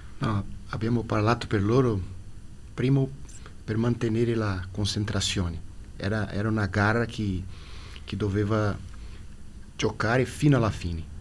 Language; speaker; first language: Italian; non-native, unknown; Portuguese